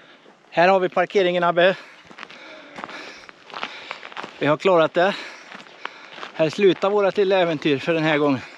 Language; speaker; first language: Swedish; native; Swedish